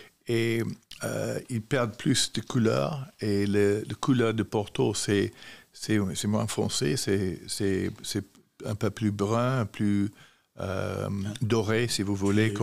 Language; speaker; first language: French; non-native, fluent; English